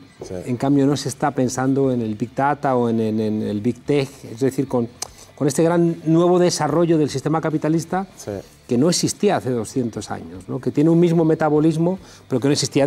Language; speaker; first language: Spanish; native; Spanish